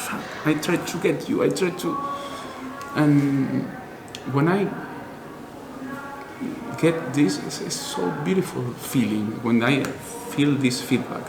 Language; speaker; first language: English; non-native, learner; Spanish